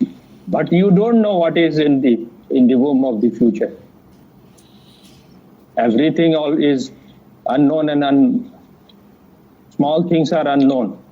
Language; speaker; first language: English; non-native, fluent; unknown